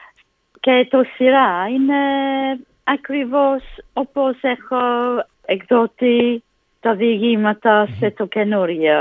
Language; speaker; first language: Greek; non-native, learner; English